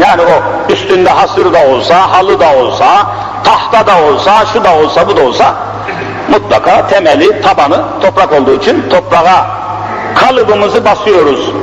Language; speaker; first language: Turkish; native; Turkish